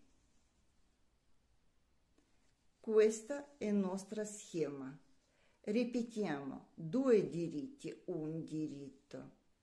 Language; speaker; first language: Italian; non-native, learner; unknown